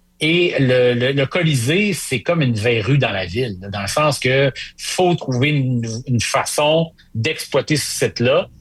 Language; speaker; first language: French; native; French